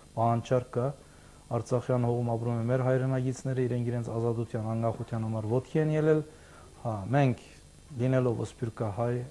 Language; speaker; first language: Armenian; early bilingual, heritage; Armenian